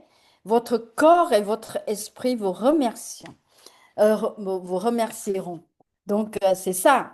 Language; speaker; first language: French; non-native, fluent; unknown